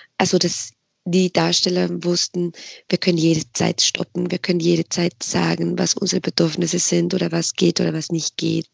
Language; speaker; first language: German; non-native, fluent; Spanish